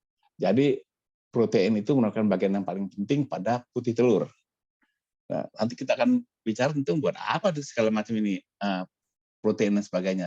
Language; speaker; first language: Malay; native; Malay